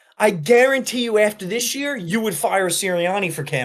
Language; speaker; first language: English; native; English